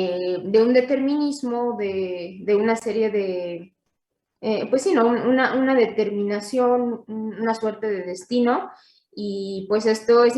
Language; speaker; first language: Spanish; native; Spanish